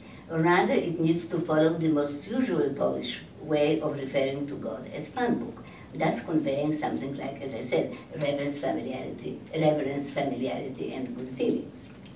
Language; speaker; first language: English; non-native, fluent; Polish